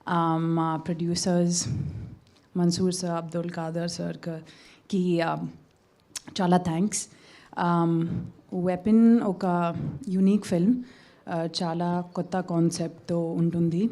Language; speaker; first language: Telugu; non-native, fluent; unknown